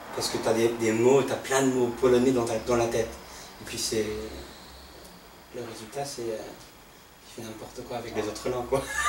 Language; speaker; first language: French; non-native, fluent; English